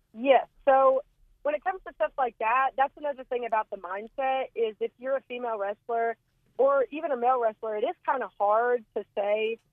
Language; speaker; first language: English; native; English